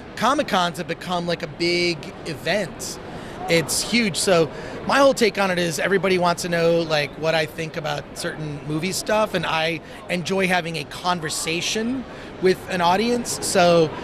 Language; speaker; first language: English; native; English